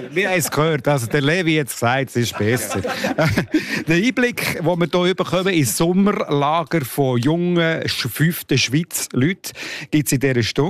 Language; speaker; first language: German; native; German